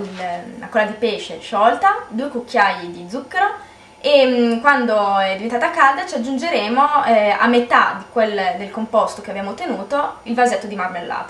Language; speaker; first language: Italian; native; Italian